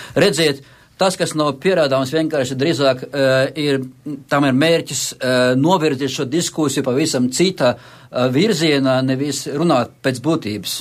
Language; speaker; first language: Latvian; non-native, local second language; Russian